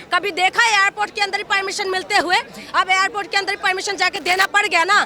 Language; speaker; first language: Hindi; non-native, local second language; Assamese